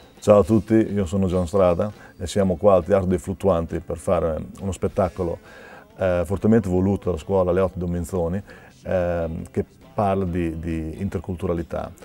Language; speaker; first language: Italian; native; Italian